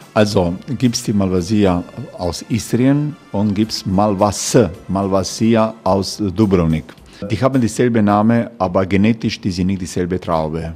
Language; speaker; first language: German; non-native, learner; Croatian